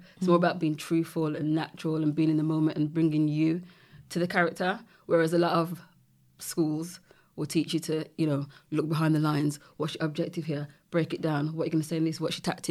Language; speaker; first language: English; native; English